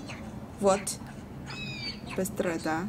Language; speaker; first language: Russian; non-native, learner; Chinese